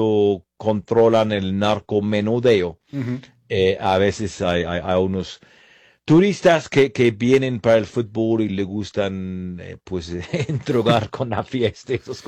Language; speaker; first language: Spanish; non-native, fluent; English